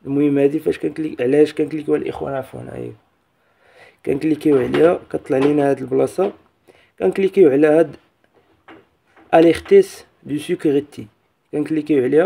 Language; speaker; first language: Arabic; native; Arabic